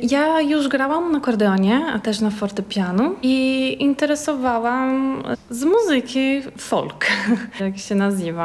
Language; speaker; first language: Polish; non-native, learner; Portuguese